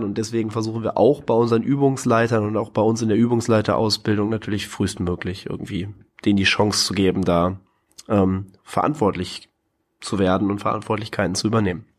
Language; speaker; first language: German; native; German